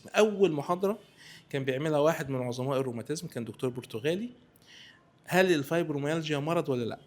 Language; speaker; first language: Arabic; native; Arabic